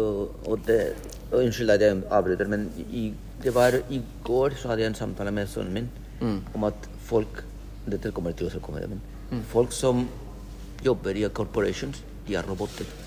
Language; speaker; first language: Norwegian; non-native, fluent; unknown